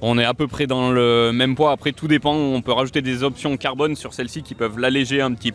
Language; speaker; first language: French; native; French